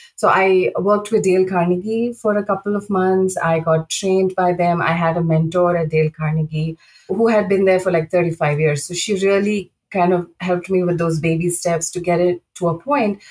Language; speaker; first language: English; non-native, local second language; Telugu